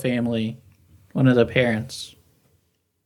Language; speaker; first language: English; native; English